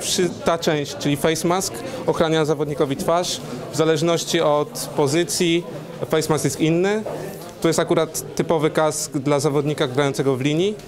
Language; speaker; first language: Polish; native; Polish